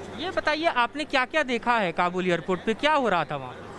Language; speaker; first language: Hindi; native; Hindi